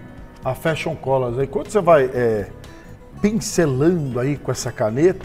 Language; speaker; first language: Portuguese; native; Portuguese